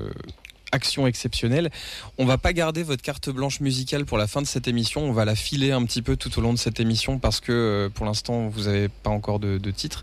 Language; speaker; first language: French; native; French